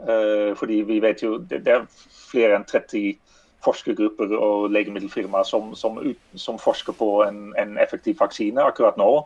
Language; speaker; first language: Norwegian; non-native, fluent; Dutch